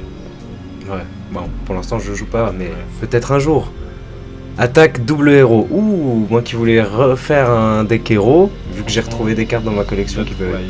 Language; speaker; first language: French; native; French